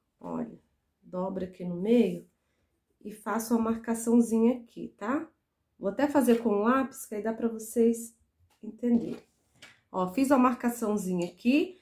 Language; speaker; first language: Portuguese; native; Portuguese